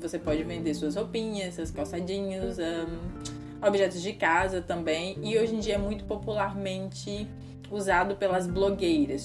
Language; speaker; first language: Portuguese; native; Portuguese